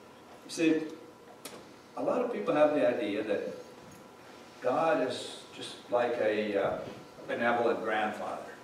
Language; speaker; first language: English; native; English